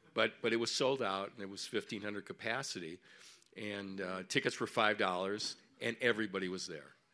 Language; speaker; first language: English; native; English